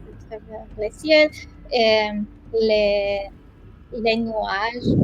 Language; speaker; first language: French; non-native, learner; Spanish